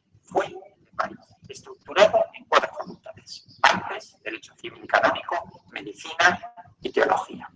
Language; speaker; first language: Spanish; native; Spanish